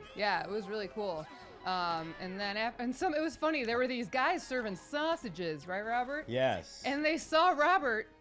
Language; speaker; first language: English; native; English